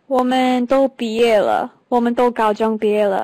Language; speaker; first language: Chinese; non-native, learner; English